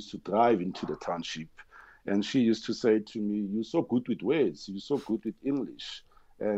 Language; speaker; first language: English; non-native, local second language; Tswana